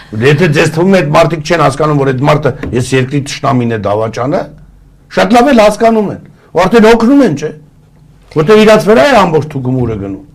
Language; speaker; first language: Armenian; early bilingual, other home language; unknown